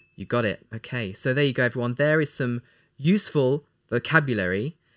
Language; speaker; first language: English; native; English